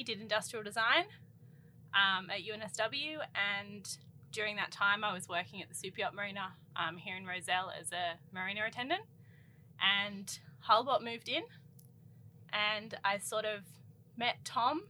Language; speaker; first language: English; native; English